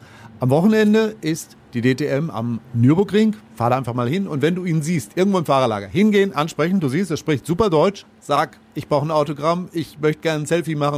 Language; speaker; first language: German; native; German